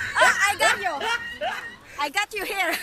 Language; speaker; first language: English; non-native, local second language; Filipino